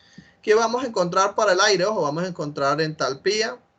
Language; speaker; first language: Spanish; native; Spanish